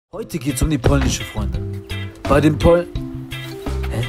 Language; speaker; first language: German; native; German